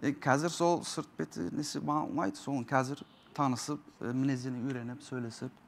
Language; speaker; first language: Kazakh; non-native, fluent; Turkish